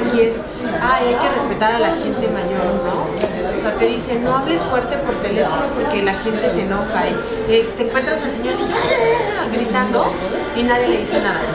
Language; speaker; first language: Spanish; native; Spanish